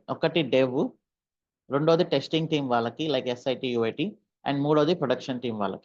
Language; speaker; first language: Telugu; native; Telugu